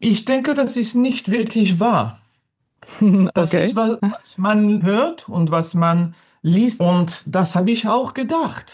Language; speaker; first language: German; non-native, fluent; French